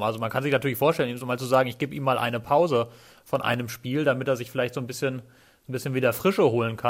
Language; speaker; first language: German; native; German